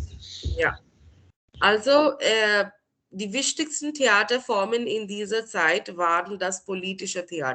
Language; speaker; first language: German; non-native, fluent; Marathi